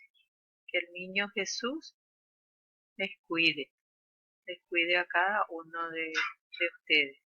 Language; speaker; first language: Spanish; non-native, local second language; Guarani